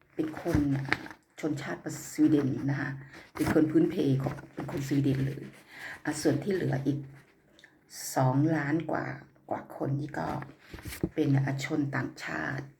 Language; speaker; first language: Thai; native; Thai